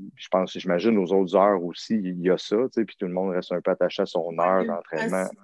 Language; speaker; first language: French; native; French